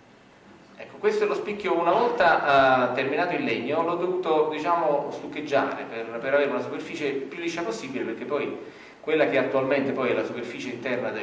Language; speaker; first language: Italian; native; Italian